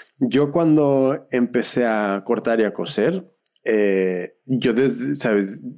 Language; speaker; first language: Spanish; early bilingual, heritage; Spanish